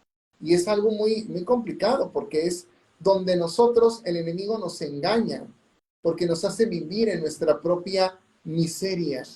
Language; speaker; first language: Spanish; native; Spanish